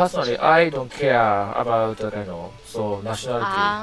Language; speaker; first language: English; non-native, learner; Japanese